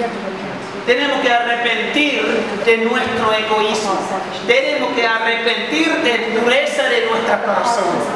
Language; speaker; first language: Spanish; non-native, fluent; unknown